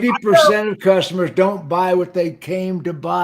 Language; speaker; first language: English; native; English